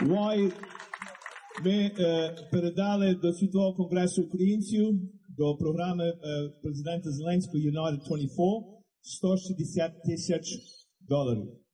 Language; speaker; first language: Ukrainian; early bilingual, heritage; English